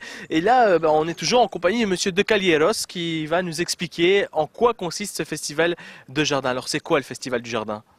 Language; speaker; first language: French; native; French